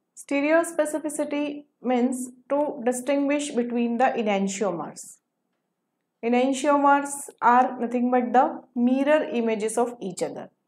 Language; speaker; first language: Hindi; non-native, local second language; Marathi